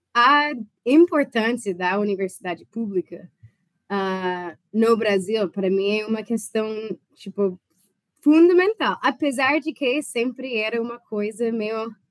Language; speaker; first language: Portuguese; non-native, fluent; English